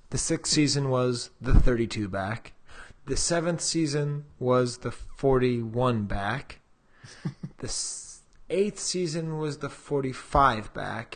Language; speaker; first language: English; native; English